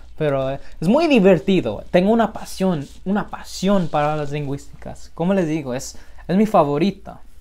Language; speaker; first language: Spanish; early bilingual, heritage; Spanish